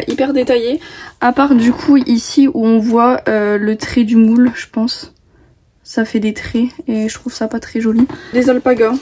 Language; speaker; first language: French; native; French